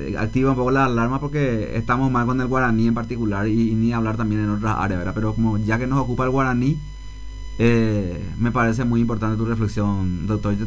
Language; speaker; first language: Spanish; non-native, local second language; Guarani